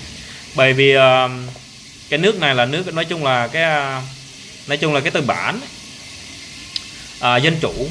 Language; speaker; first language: Vietnamese; non-native, local second language; Jarai